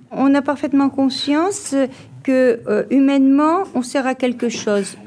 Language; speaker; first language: French; native; French